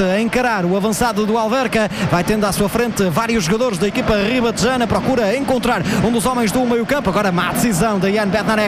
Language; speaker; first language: Portuguese; native; Portuguese